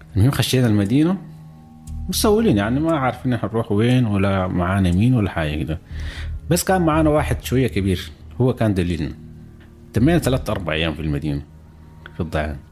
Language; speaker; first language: Arabic; native; Arabic